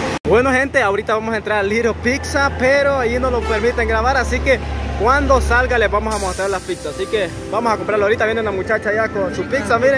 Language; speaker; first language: Spanish; native; Spanish